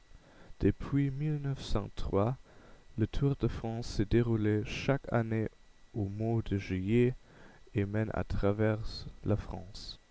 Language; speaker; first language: French; non-native, learner; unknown